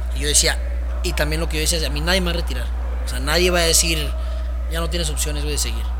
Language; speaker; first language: Spanish; early bilingual, heritage; Spanish